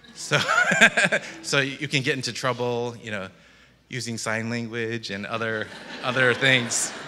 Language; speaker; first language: English; native; English